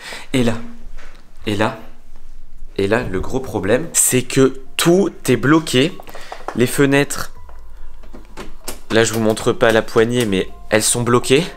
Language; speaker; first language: French; native; French